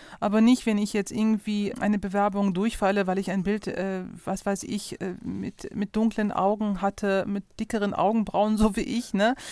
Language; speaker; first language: German; early bilingual, other home language; Turkish